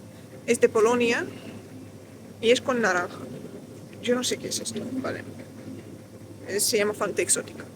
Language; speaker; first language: Spanish; non-native, fluent; Russian